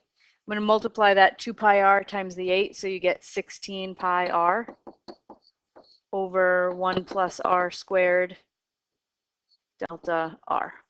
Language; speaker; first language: English; native; English